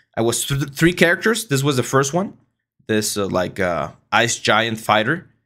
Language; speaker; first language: English; non-native, fluent; Spanish